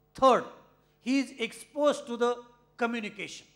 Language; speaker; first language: English; non-native, local second language; Marathi